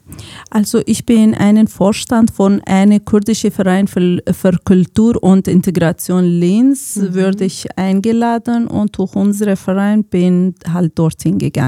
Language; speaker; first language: German; non-native, fluent; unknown